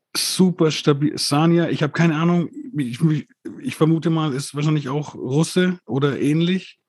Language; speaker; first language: German; native; German